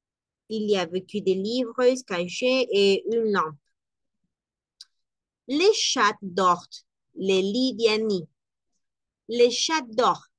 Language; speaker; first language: French; non-native, learner; Spanish